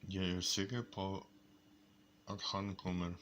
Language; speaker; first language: Danish; non-native, learner; English